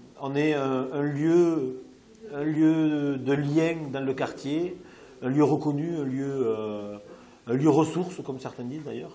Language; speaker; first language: French; native; French